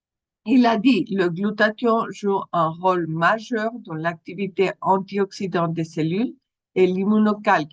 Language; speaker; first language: French; non-native, fluent; Spanish